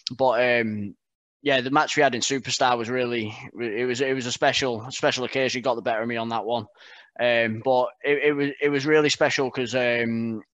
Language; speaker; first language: English; native; English